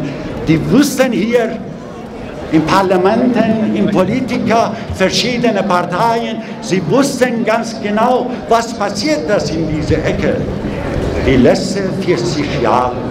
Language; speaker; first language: German; non-native, learner; Persian